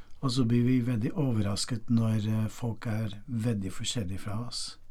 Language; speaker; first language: Norwegian; non-native, fluent; English